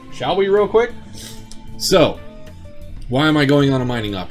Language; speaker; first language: English; native; English